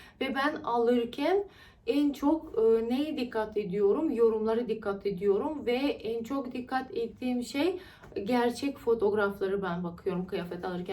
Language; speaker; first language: Turkish; non-native, fluent; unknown